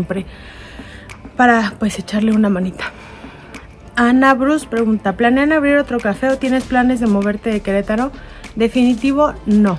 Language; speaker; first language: Spanish; native; Spanish